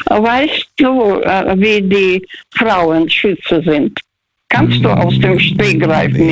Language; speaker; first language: German; non-native, fluent; Russian